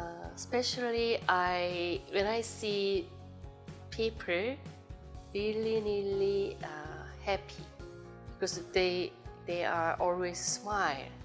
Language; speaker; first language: English; non-native, learner; Korean